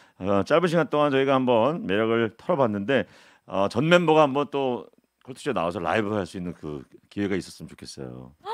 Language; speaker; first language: Korean; native; Korean